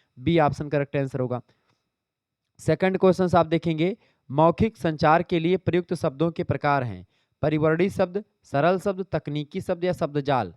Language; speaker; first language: Hindi; native; Hindi